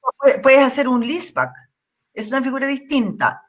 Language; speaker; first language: Spanish; native; Spanish